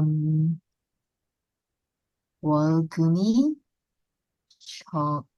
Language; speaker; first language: Korean; non-native, learner; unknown